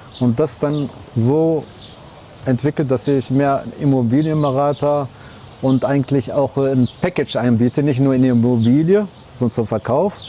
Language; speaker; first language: German; early bilingual, other home language; Arabic